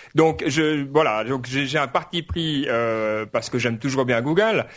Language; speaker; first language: French; native; French